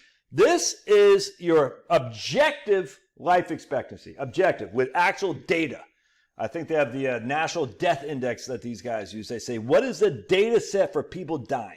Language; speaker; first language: English; native; English